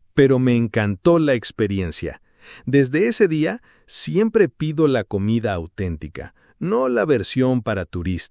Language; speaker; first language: Spanish; non-native, fluent; English